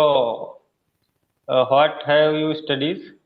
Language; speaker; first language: English; non-native, learner; Hindi